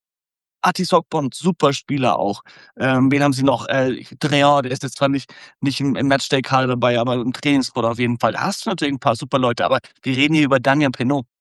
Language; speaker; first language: German; native; German